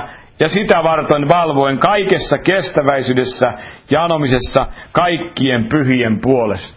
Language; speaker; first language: Finnish; native; Finnish